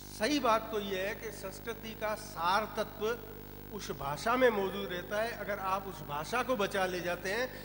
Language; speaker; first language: Hindi; non-native, local second language; Rajasthani